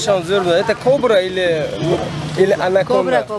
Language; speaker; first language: Russian; non-native, local second language; Tajik